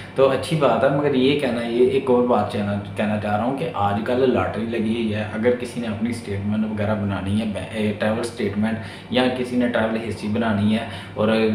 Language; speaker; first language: Urdu; non-native, local second language; Punjabi